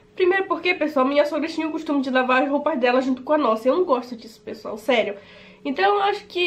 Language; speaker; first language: Portuguese; native; Portuguese